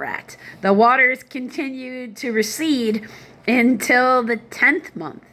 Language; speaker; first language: English; native; English